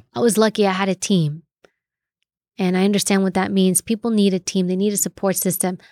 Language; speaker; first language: English; early bilingual, other home language; Greek